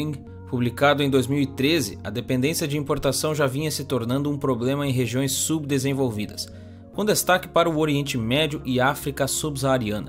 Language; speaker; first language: Portuguese; native; Portuguese